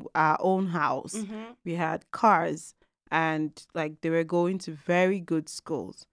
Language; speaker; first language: English; non-native, local second language; Igbo